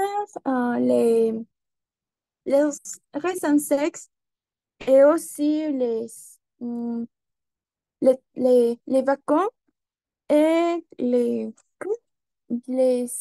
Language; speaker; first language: French; non-native, learner; Spanish